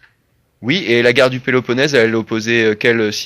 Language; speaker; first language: French; native; French